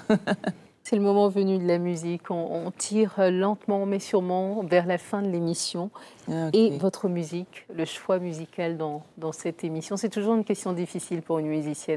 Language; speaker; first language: French; native; French